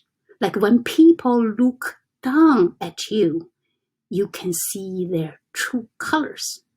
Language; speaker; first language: English; non-native, fluent; Chinese